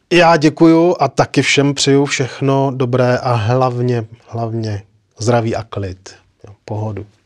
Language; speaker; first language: Czech; native; Czech